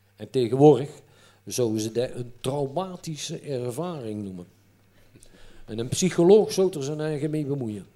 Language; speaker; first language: Dutch; native; Dutch